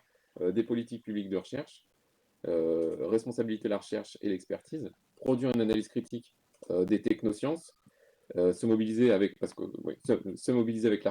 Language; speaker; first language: French; native; French